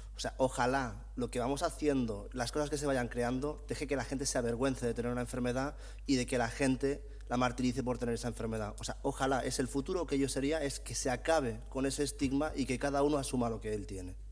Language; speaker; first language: Spanish; native; Spanish